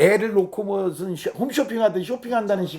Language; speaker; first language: Korean; native; Korean